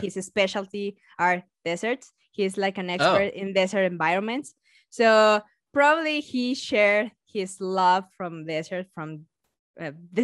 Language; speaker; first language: English; non-native, fluent; Spanish